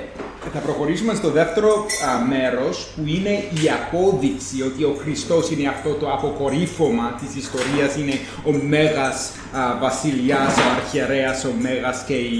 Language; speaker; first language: Greek; non-native, fluent; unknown